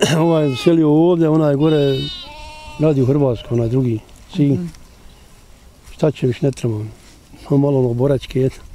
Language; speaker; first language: Serbian; native; Serbian